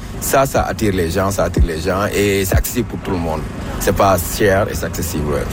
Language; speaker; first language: French; non-native, local second language; Wolof